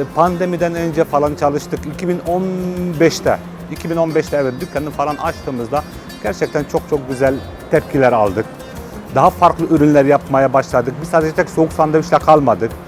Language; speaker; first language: Turkish; native; Turkish